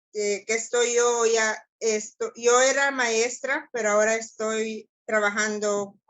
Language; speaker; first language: Spanish; non-native, local second language; English